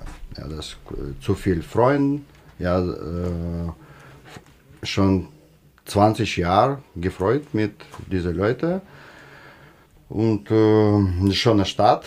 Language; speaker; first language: German; non-native, learner; Russian